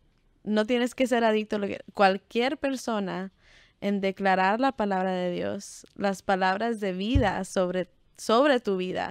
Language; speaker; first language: Spanish; early bilingual, heritage; Spanish